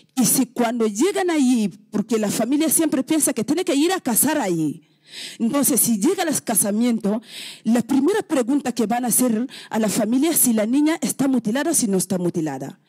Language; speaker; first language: Spanish; non-native, learner; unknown